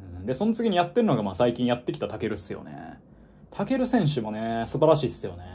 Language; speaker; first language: Japanese; native; Japanese